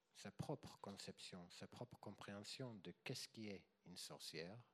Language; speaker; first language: French; non-native, fluent; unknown